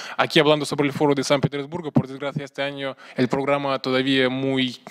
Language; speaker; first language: Spanish; non-native, fluent; Russian